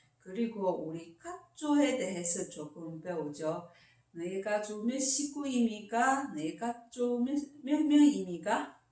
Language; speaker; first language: Korean; non-native, learner; Chinese